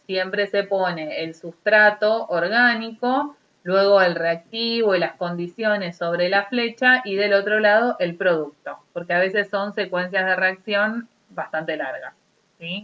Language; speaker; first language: Spanish; native; Spanish